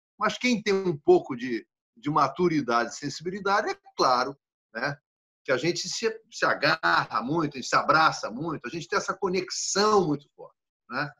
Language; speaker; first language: Portuguese; native; Portuguese